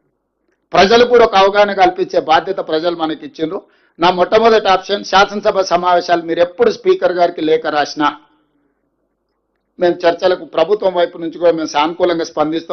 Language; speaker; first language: Telugu; native; Telugu